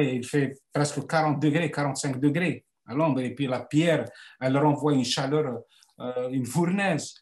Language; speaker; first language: French; non-native, local second language; Arabic